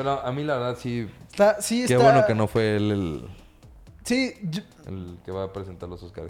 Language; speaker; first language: Spanish; native; Spanish